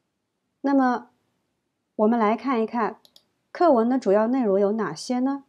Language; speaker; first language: Chinese; native; Chinese